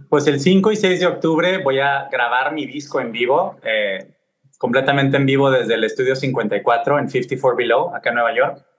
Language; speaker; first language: Spanish; native; Spanish